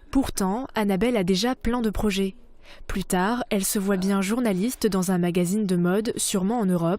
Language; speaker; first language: French; native; French